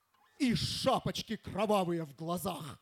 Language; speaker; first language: Russian; native; Russian